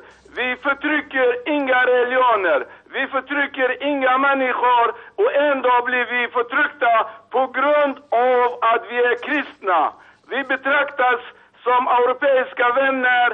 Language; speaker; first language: Swedish; non-native, fluent; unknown